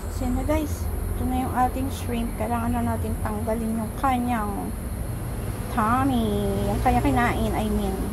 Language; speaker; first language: Filipino; non-native, local second language; Hiligaynon